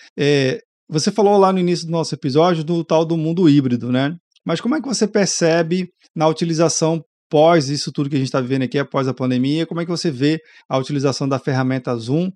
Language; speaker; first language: Portuguese; native; Portuguese